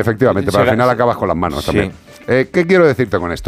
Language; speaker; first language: Spanish; native; Spanish